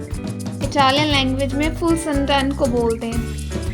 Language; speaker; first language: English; non-native, learner; Hindi